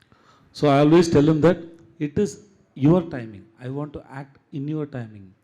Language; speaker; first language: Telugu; non-native, learner; Tamil